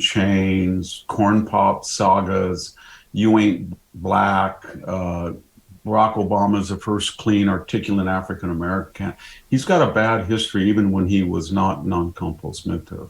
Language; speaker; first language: English; native; English